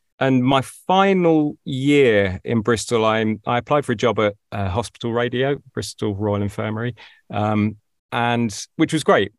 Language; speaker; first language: English; native; English